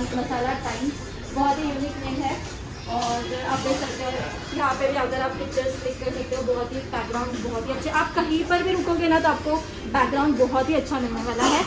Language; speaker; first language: Hindi; native; Hindi